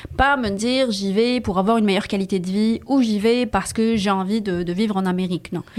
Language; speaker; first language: French; non-native, local second language; Arabic